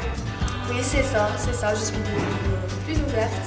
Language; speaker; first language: French; non-native, fluent; German